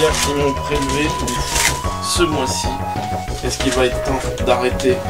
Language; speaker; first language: French; native; French